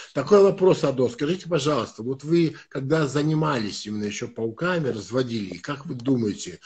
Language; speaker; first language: Russian; non-native, fluent; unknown